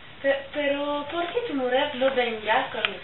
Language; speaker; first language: Spanish; non-native, learner; French